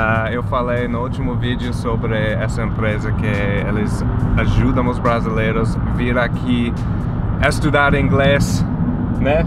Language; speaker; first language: Portuguese; non-native, fluent; English